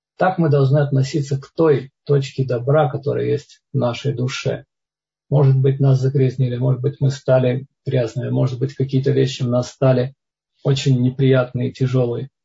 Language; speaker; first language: Russian; native; Russian